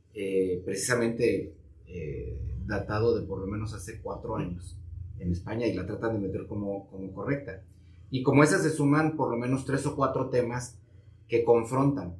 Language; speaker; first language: Spanish; native; Spanish